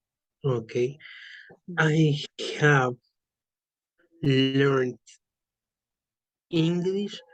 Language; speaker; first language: English; non-native, learner; Spanish